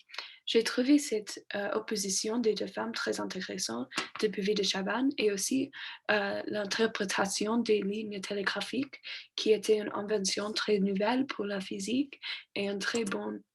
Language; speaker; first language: French; non-native, learner; English